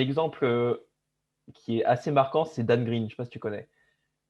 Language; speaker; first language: French; native; French